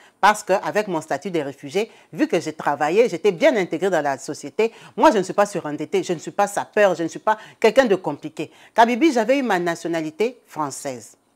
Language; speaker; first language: French; non-native, local second language; Lingala